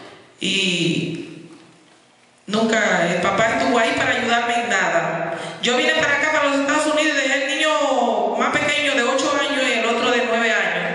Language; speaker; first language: Spanish; native; Spanish